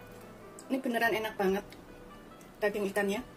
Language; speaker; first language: Indonesian; native; Indonesian